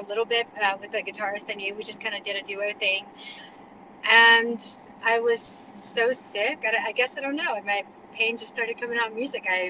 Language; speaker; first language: English; native; English